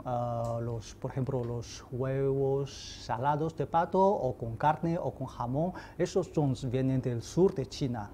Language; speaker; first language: Spanish; non-native, fluent; Chinese